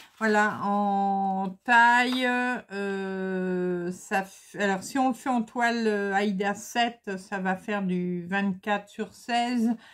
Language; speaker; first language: French; native; French